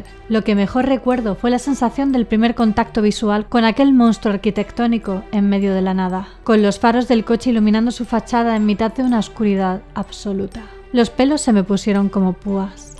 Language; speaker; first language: Spanish; native; Spanish